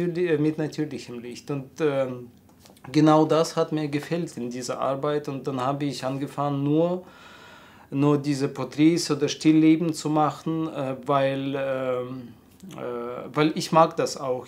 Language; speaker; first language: German; non-native, fluent; Russian